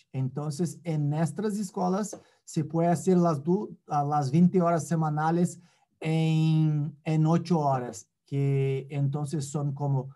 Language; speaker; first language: Spanish; non-native, fluent; Portuguese